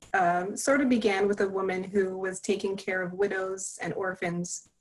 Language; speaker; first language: English; native; English